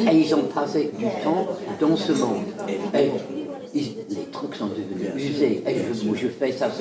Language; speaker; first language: French; non-native, fluent; English